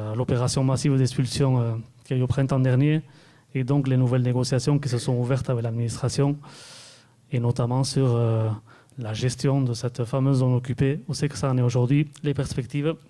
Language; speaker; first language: French; native; French